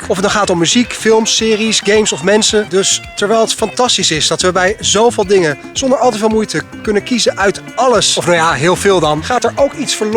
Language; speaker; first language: Dutch; native; Dutch